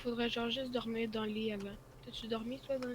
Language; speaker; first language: French; native; French